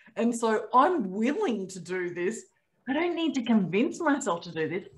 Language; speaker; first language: English; native; English